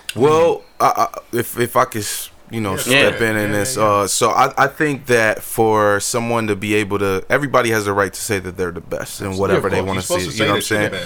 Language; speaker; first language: English; native; English